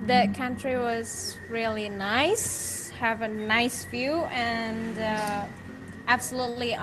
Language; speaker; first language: English; non-native, learner; Indonesian